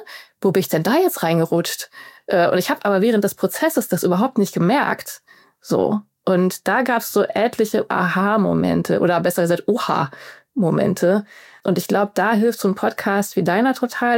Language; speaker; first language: German; native; German